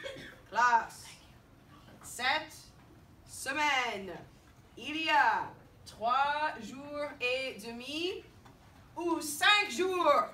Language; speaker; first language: French; non-native, fluent; English